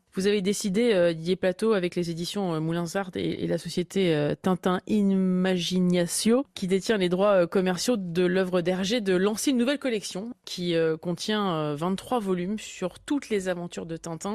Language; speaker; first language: French; native; French